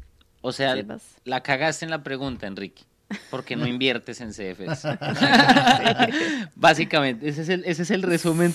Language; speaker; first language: Spanish; native; Spanish